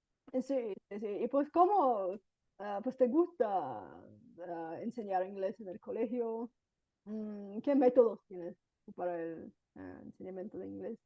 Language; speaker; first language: Spanish; non-native, fluent; Bulgarian